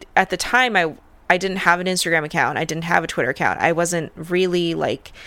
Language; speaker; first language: English; early bilingual, other home language; Russian